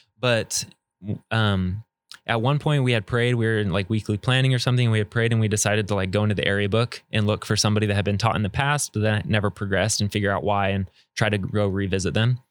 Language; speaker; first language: English; native; English